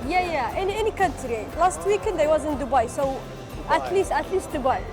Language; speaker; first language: English; non-native, fluent; Arabic